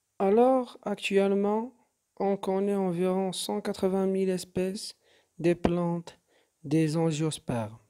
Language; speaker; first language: French; non-native, local second language; Arabic